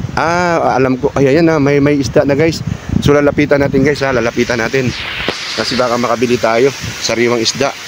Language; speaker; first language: Filipino; non-native, local second language; Cebuano